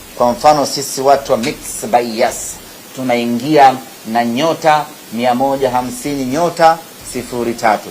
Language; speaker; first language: Swahili; native; Swahili